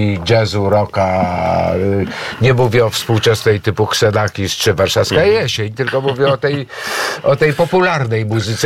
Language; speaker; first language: Polish; native; Polish